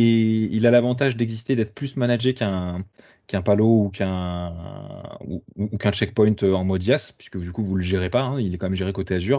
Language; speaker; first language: French; native; French